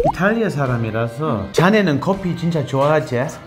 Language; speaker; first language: Korean; non-native, fluent; English